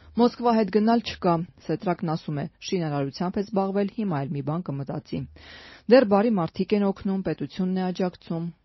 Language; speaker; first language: Armenian; native; Armenian